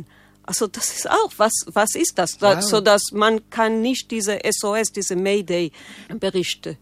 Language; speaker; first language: German; non-native, learner; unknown